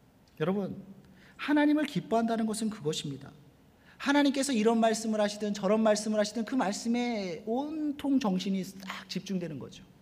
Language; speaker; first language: Korean; native; Korean